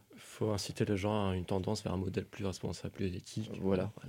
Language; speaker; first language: French; non-native, fluent; German